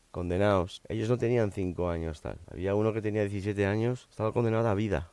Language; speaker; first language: Spanish; early bilingual, heritage; Spanish